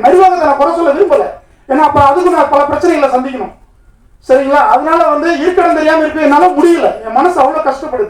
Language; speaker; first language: Tamil; native; Tamil